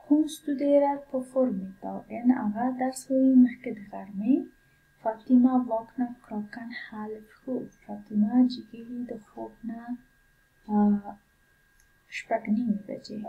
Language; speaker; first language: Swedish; non-native, fluent; Pashto